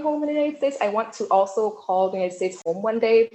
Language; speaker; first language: English; non-native, fluent; Thai